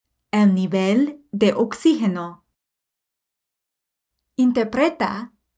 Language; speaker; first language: Spanish; non-native, fluent; English